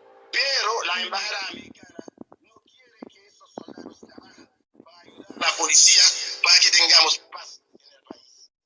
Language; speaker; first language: Spanish; non-native, fluent; Haitian Creole